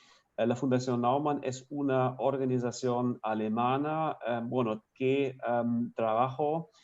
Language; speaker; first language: Spanish; non-native, fluent; German